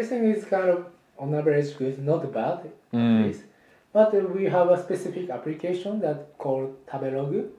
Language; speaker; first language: English; non-native, fluent; Japanese